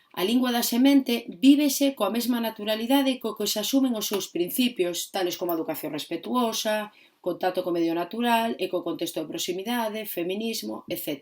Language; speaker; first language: Galician; non-native, local second language; Spanish